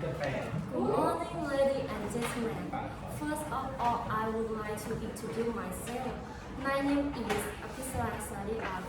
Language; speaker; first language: English; non-native, learner; Thai